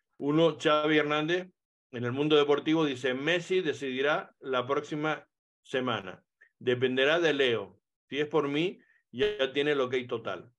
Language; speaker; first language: Spanish; native; Spanish